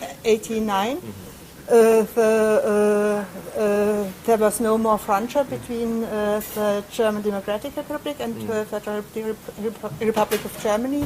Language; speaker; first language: English; non-native, fluent; German